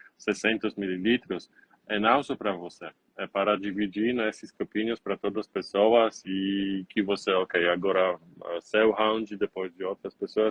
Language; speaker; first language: Portuguese; non-native, learner; Polish